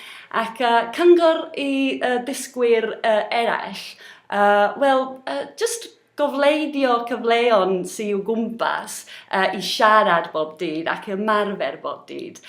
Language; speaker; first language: Welsh; non-native, learner; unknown